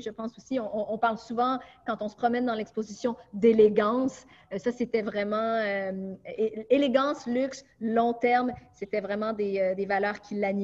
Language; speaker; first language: French; native; French